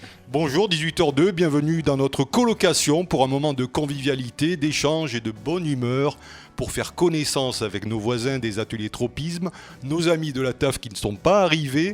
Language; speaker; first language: French; native; French